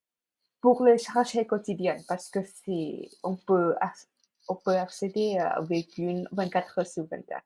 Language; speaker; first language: French; non-native, fluent; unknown